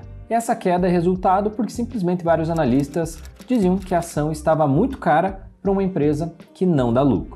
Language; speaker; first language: Portuguese; native; Portuguese